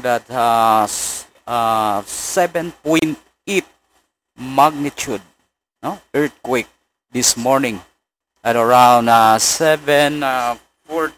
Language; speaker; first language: English; non-native, local second language; Cebuano